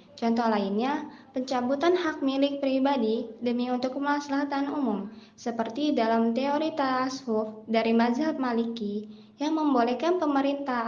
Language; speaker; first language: Indonesian; native; Indonesian